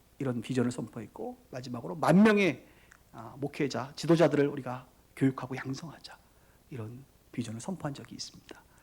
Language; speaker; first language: Korean; native; Korean